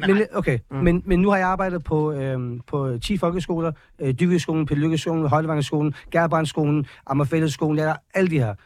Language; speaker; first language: Danish; early bilingual, other home language; Persian